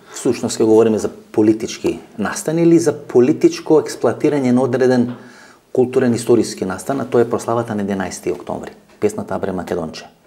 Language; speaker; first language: Macedonian; native; Macedonian